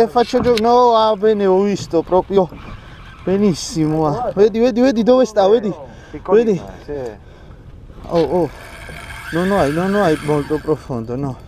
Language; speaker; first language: Italian; non-native, learner; Georgian